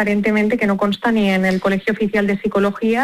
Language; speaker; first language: Spanish; native; Spanish